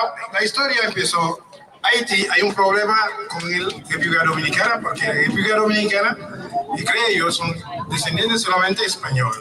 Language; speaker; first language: Spanish; non-native, learner; Haitian Creole